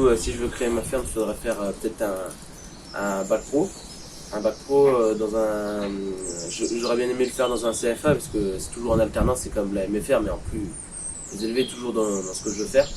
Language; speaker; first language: French; native; French